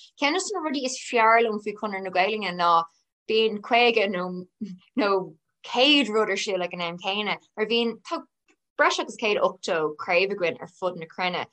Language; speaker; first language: Irish; non-native, local second language; English